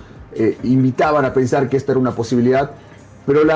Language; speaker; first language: Spanish; native; Spanish